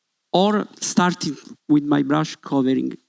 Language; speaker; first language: English; non-native, learner; Italian